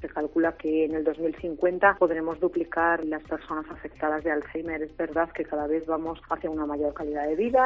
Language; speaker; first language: Spanish; native; Spanish